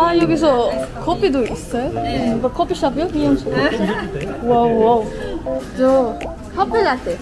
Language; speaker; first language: Korean; non-native, learner; Filipino